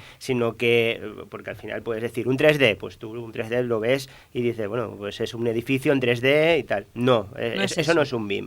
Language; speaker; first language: Spanish; native; Spanish